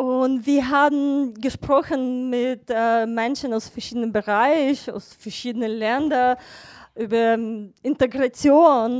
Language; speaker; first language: German; non-native, learner; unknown